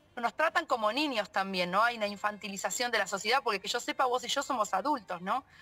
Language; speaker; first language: Spanish; native; Spanish